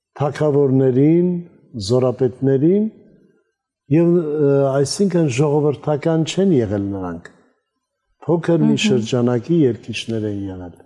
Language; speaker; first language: Armenian; native; Armenian